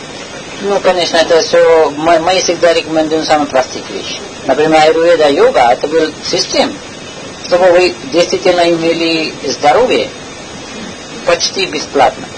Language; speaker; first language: Russian; non-native, learner; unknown